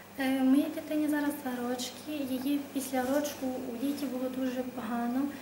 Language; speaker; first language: Ukrainian; native; Ukrainian